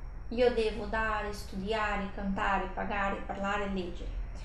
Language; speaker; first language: Italian; non-native, fluent; Portuguese